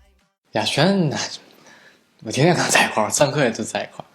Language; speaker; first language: Chinese; native; Chinese